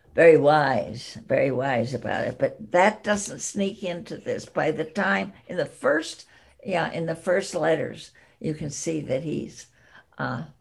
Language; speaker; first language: English; native; English